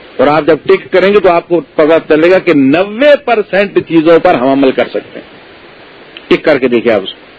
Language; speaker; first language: Urdu; native; Urdu